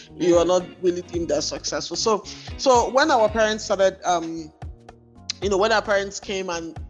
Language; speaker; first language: English; non-native, local second language; Igbo